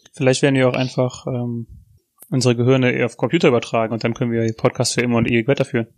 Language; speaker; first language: German; native; German